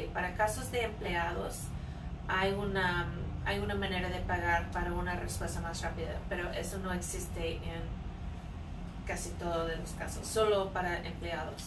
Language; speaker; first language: Spanish; non-native, fluent; English